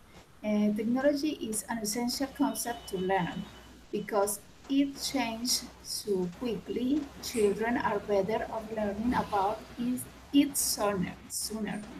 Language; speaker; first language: English; non-native, learner; Spanish